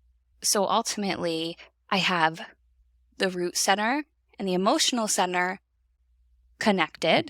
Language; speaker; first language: English; native; English